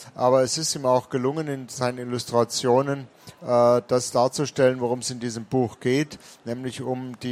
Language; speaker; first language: German; native; German